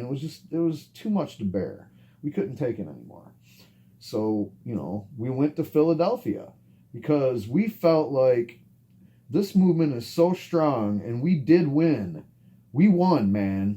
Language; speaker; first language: English; native; English